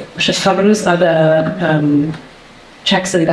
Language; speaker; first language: Indonesian; non-native, fluent; English